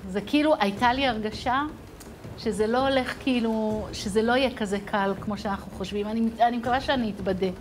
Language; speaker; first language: Hebrew; native; Hebrew